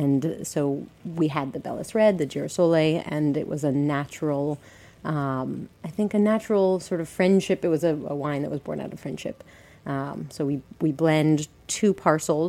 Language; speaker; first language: English; native; English